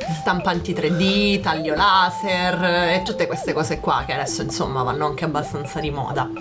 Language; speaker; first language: Italian; native; Italian